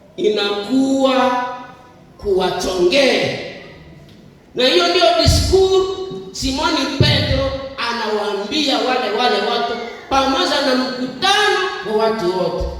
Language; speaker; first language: Swahili; non-native, local second language; Nande